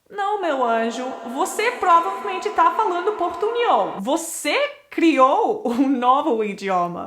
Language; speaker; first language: Portuguese; non-native, fluent; English